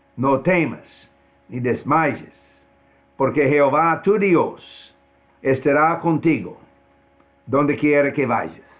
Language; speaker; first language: Spanish; non-native, fluent; English